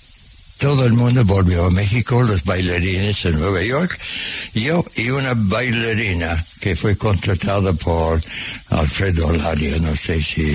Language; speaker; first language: Spanish; non-native, fluent; English